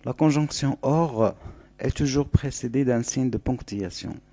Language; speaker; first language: French; non-native, local second language; Arabic